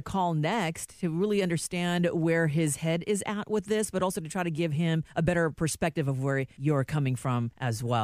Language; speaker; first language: English; native; English